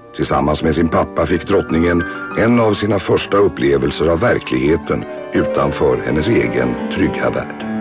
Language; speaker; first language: Swedish; native; Swedish